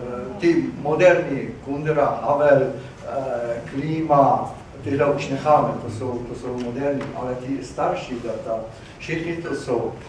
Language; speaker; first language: Czech; non-native, fluent; Persian